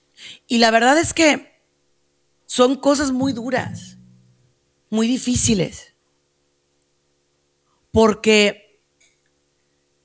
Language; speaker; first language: Spanish; native; Spanish